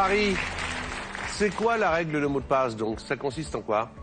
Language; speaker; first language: French; native; French